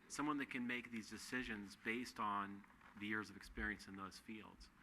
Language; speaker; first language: English; native; English